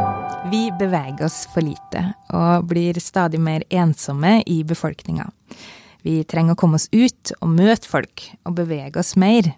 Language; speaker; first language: Norwegian; native; Norwegian